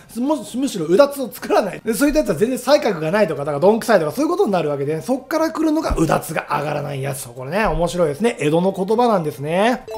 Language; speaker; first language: Japanese; native; Japanese